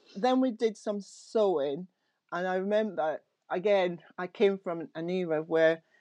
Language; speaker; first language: English; native; English